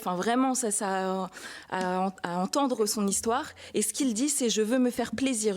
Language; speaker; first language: French; native; French